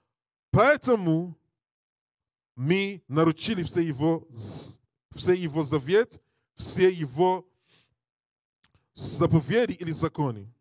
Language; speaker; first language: Russian; non-native, learner; English